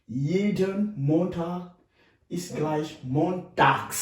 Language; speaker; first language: German; non-native, fluent; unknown